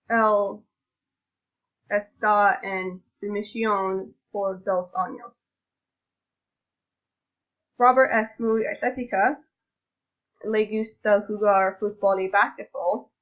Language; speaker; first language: Spanish; non-native, learner; English